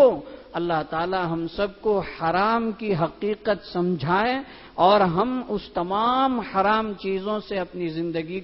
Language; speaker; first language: Urdu; native; Urdu